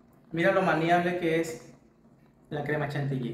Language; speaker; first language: Spanish; native; Spanish